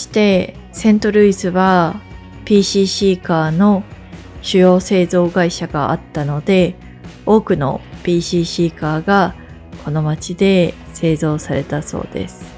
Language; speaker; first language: Japanese; native; Japanese